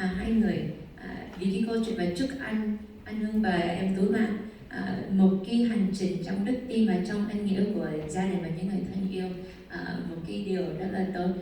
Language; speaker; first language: Vietnamese; early bilingual, heritage; Vietnamese